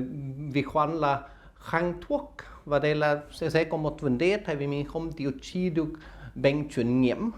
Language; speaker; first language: Vietnamese; non-native, learner; Swedish